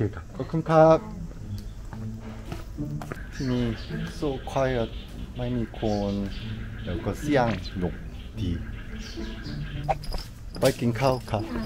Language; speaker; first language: Thai; non-native, learner; Korean